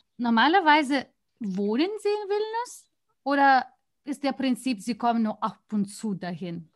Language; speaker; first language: German; non-native, fluent; Lithuanian